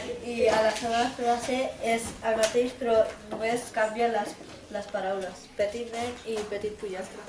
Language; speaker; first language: Catalan; early bilingual, other home language; Chinese